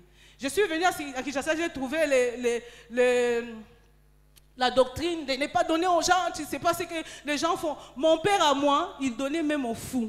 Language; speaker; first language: French; non-native, local second language; Lingala